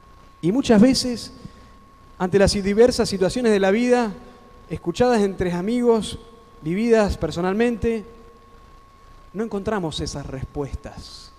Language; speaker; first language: Spanish; native; Spanish